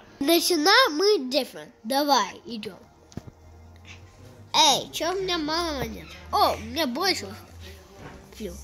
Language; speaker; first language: Russian; early bilingual, heritage; Russian